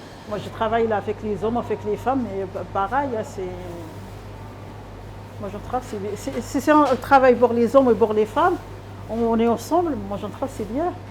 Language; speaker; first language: French; non-native, fluent; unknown